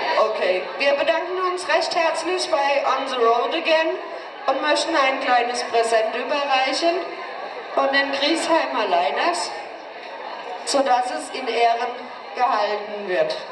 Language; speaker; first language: German; native; German